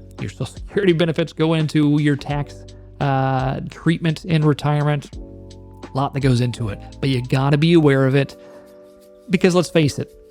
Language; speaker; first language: English; native; English